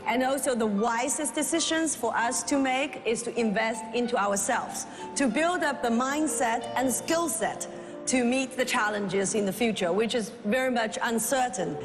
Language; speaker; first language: English; non-native, fluent; Chinese